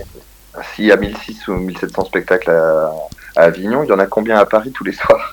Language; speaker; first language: French; native; French